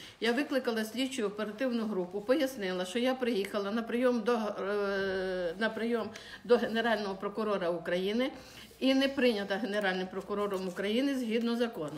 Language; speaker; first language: Ukrainian; native; Ukrainian